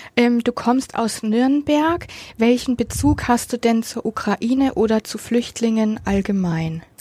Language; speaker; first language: German; native; German